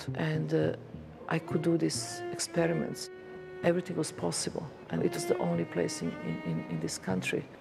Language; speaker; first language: English; non-native, fluent; Serbian